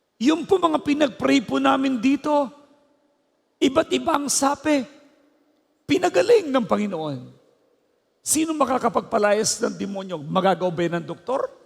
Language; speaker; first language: Filipino; native; Filipino